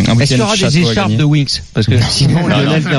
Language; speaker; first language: French; native; French